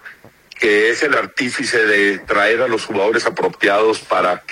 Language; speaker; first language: Spanish; native; Spanish